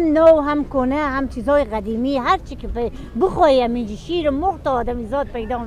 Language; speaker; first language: Persian; native; Persian